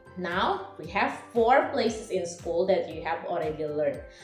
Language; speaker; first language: English; non-native, fluent; Indonesian